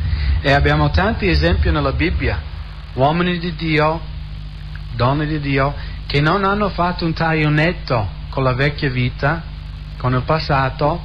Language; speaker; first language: Italian; non-native, fluent; English